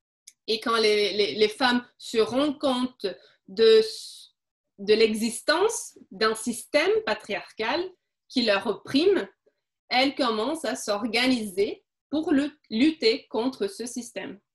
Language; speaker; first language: French; non-native, fluent; Portuguese